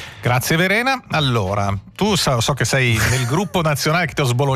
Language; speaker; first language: Italian; native; Italian